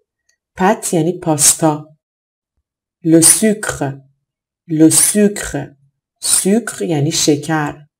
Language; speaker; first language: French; non-native, fluent; Persian